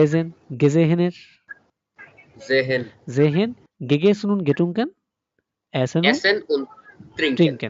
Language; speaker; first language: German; non-native, fluent; Bangla